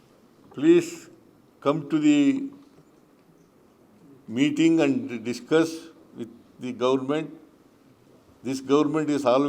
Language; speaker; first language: English; non-native, local second language; Kannada